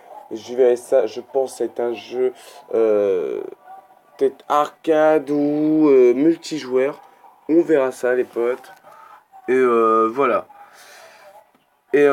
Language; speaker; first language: French; native; French